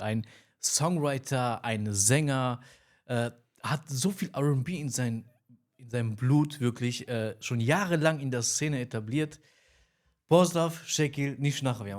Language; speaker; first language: German; early bilingual, heritage; Romany